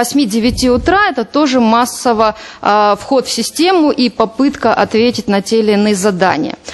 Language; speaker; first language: Russian; native; Russian